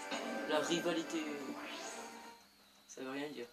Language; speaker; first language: French; native; French